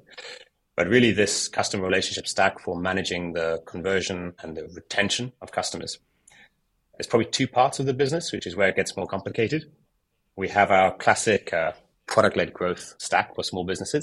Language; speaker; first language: English; native; English